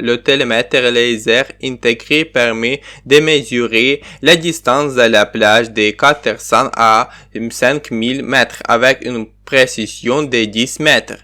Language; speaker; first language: French; non-native, learner; Ukrainian